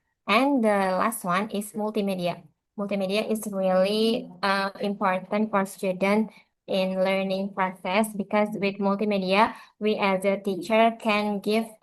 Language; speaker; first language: English; non-native, learner; Indonesian